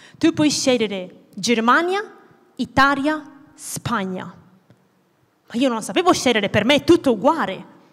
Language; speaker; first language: Italian; native; Italian